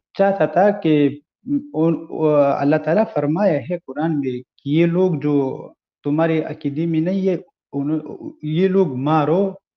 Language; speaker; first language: Hindi; non-native, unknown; Pashto